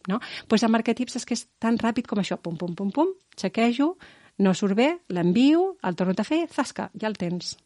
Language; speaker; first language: Catalan; non-native, local second language; Spanish